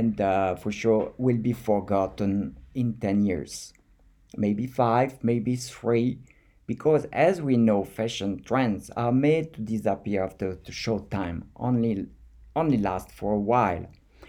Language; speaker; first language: English; non-native, fluent; French